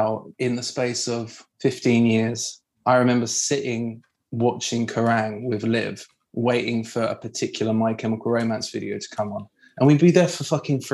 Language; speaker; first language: English; native; English